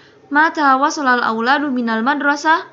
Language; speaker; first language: Arabic; non-native, fluent; Indonesian